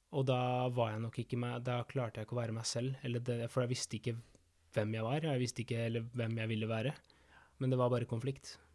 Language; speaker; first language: Norwegian; early bilingual, other home language; Spanish